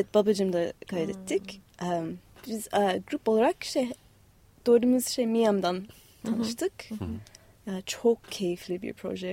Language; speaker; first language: Turkish; non-native, learner; English